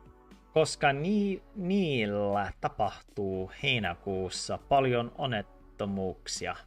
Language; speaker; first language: Finnish; non-native, learner; English